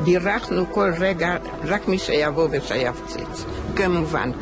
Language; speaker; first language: Hebrew; non-native, fluent; Hungarian